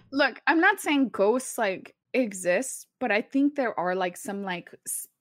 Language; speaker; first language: English; early bilingual, other home language; Spanish